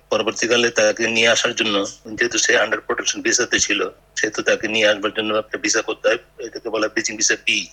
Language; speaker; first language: Bangla; native; Bangla